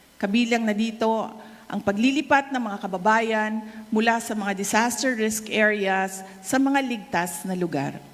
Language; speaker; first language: Filipino; non-native, local second language; Cebuano